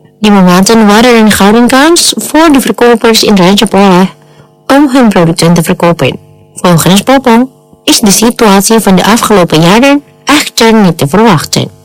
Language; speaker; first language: Dutch; non-native, fluent; Indonesian